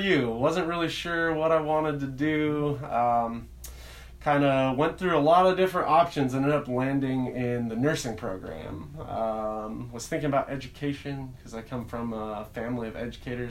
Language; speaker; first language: English; native; English